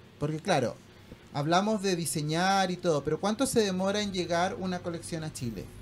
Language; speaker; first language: Spanish; native; Spanish